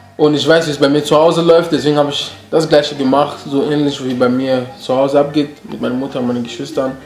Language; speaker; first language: German; early bilingual, other home language; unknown